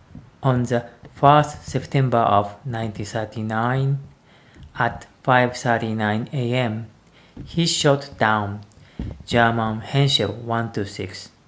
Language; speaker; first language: English; non-native, learner; Japanese